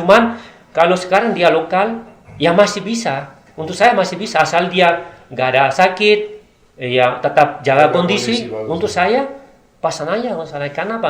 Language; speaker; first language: Indonesian; non-native, learner; Spanish